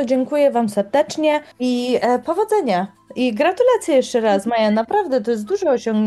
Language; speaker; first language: Polish; native; Polish